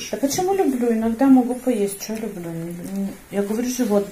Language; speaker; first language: Russian; native; Russian